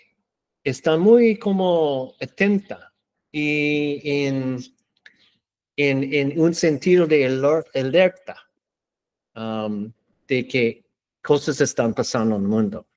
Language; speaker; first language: Spanish; non-native, learner; English